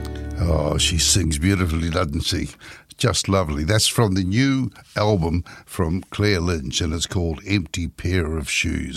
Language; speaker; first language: English; native; English